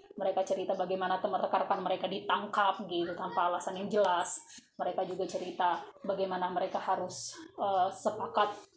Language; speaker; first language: Indonesian; non-native, local second language; Batak Toba